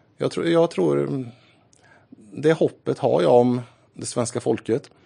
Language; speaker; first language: Swedish; native; Swedish